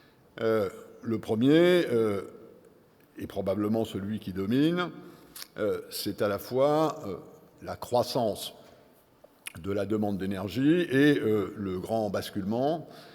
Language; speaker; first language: French; native; French